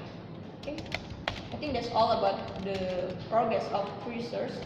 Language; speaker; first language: English; non-native, learner; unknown